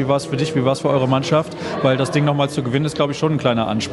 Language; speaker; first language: German; native; German